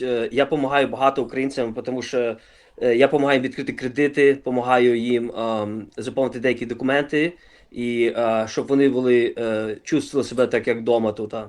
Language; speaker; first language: Ukrainian; early bilingual, other home language; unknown